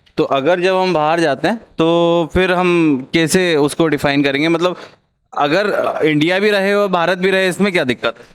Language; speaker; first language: Hindi; native; Hindi